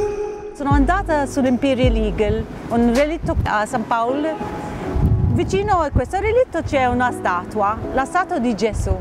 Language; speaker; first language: Italian; non-native, fluent; Maltese